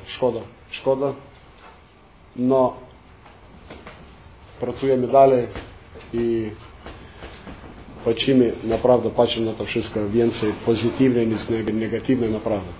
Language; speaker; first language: Polish; non-native, fluent; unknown